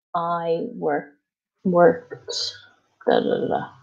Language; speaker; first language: English; native; English